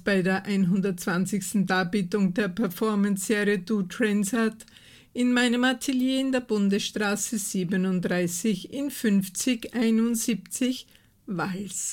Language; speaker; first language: German; native; German